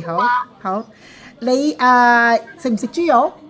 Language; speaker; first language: Cantonese; native; Cantonese